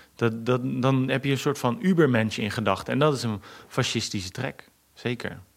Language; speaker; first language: Dutch; native; Dutch